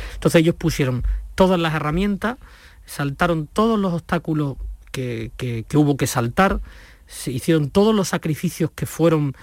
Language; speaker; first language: Spanish; native; Spanish